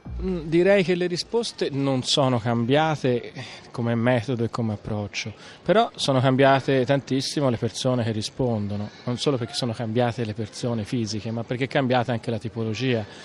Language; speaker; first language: Italian; native; Italian